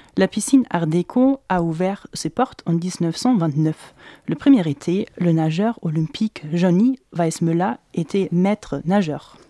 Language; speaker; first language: French; non-native, fluent; German